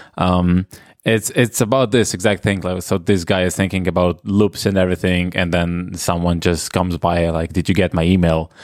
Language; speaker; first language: English; non-native, fluent; Slovenian